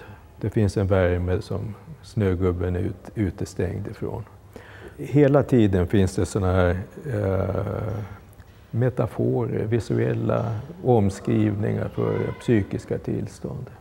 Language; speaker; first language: Swedish; native; Swedish